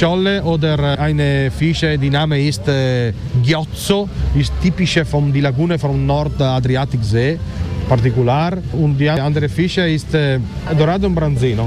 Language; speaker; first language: German; non-native, learner; Italian